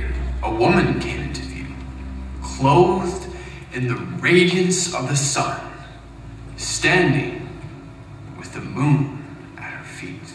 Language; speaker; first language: English; native; English